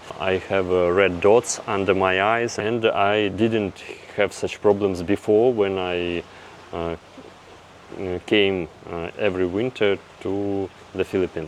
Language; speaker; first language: English; non-native, fluent; Russian